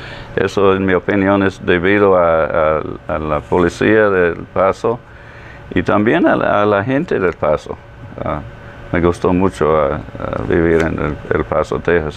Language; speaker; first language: Spanish; non-native, fluent; English